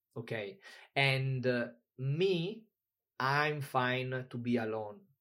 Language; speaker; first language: English; non-native, fluent; Italian